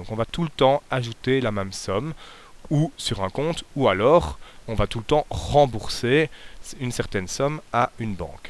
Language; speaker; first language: French; native; French